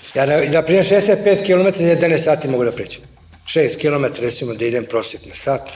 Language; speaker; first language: Serbian; native; Serbian